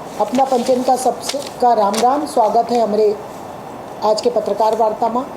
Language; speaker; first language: Hindi; native; Hindi